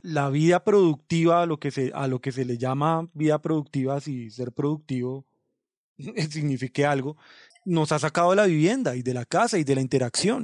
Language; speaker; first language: Spanish; native; Spanish